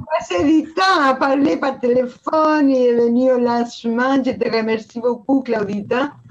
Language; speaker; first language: French; non-native, fluent; Spanish